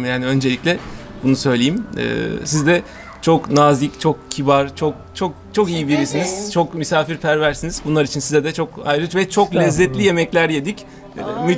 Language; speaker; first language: Turkish; native; Turkish